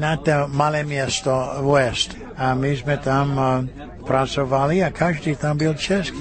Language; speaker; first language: Czech; early bilingual, heritage; Czech